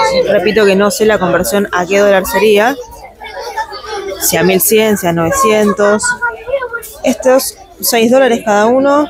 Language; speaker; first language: Spanish; native; Spanish